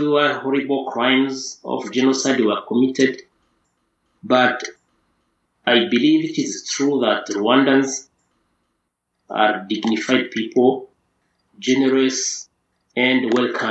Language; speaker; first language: English; non-native, local second language; Kinyarwanda